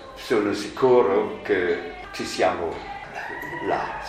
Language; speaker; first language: Italian; non-native, learner; German